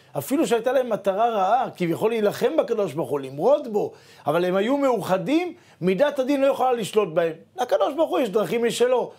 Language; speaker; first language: Hebrew; native; Hebrew